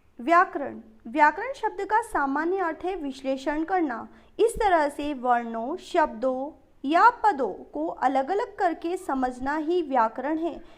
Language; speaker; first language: Hindi; native; Hindi